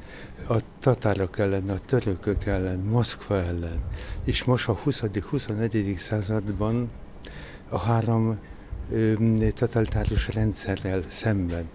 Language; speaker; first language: Hungarian; non-native, fluent; Polish